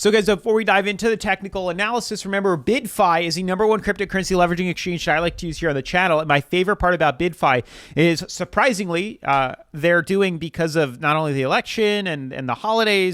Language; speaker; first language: English; native; English